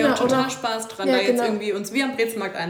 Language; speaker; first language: German; native; German